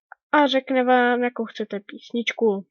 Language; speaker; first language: Czech; native; Czech